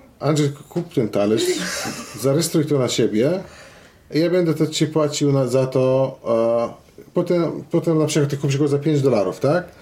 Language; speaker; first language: Polish; non-native, fluent; Arabic